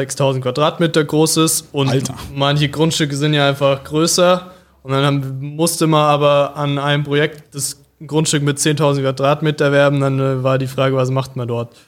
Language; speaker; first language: German; native; German